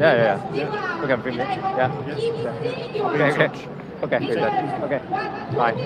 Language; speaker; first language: English; non-native, learner; Cantonese